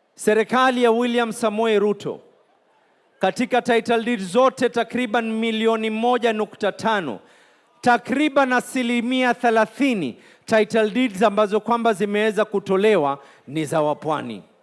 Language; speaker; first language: Swahili; native; Swahili